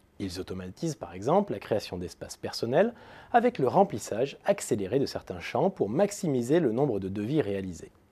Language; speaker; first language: French; native; French